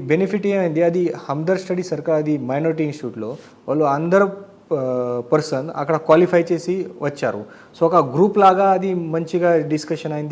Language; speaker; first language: Telugu; non-native, learner; Marathi